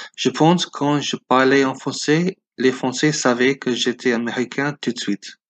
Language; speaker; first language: French; non-native, learner; English